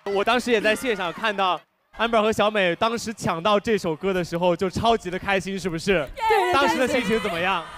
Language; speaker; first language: Chinese; native; Chinese